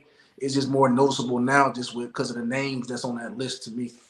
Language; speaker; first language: English; native; English